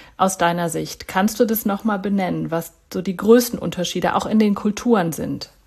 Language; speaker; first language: German; native; German